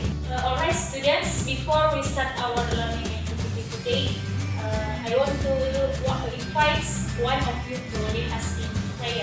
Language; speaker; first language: English; non-native, learner; Indonesian